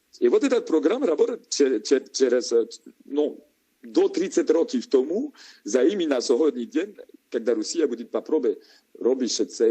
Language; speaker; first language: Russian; non-native, learner; French